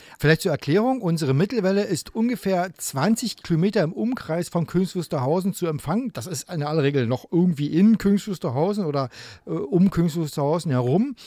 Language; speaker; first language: German; native; German